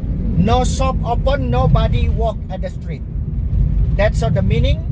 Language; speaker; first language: English; non-native, learner; Indonesian